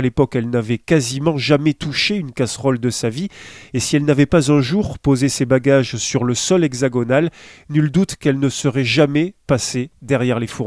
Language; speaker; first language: French; native; French